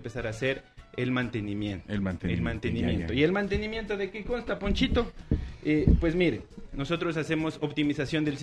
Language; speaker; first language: Spanish; native; Spanish